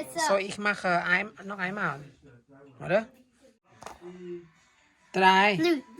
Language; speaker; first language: German; non-native, learner; Thai